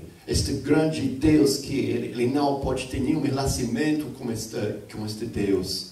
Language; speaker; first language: Portuguese; non-native, fluent; English